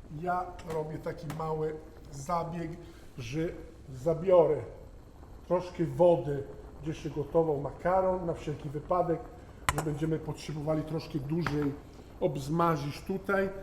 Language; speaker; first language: Polish; non-native, learner; Italian